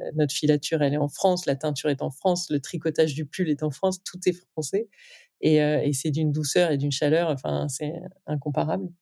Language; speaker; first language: French; native; French